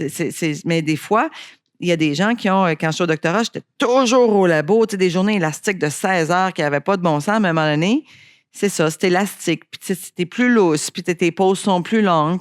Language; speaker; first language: French; native; French